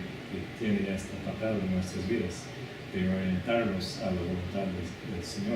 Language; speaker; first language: Spanish; non-native, fluent; English